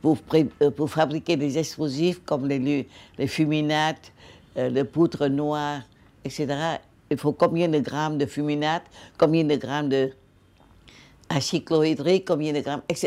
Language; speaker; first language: French; non-native, local second language; Vietnamese